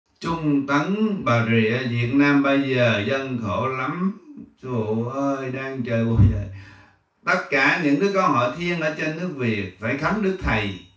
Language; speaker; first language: Vietnamese; native; Vietnamese